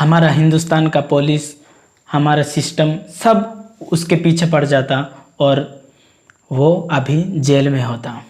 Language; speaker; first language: Hindi; non-native, local second language; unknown